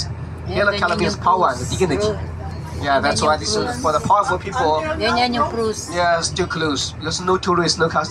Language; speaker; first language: English; non-native, learner; Chinese